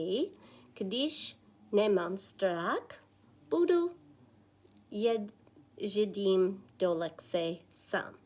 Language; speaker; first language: Czech; non-native, learner; English